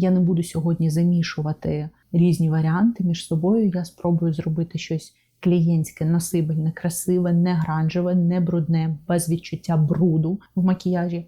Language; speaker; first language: Ukrainian; non-native, local second language; Russian